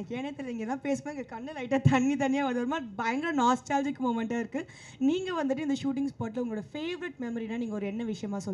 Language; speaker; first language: Tamil; native; Tamil